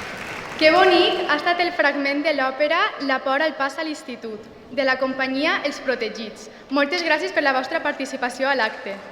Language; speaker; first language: Catalan; native; Catalan